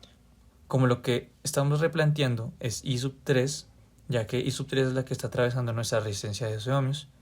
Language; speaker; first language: Spanish; native; Spanish